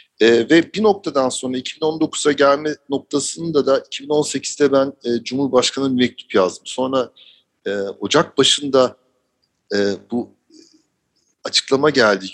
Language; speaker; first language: Turkish; early bilingual, heritage; Turkish